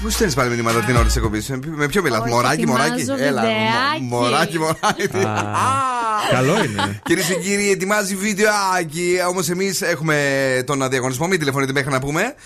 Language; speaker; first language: Greek; native; Greek